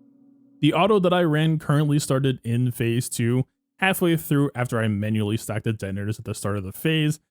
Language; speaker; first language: English; native; English